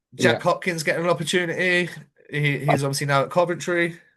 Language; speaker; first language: English; native; English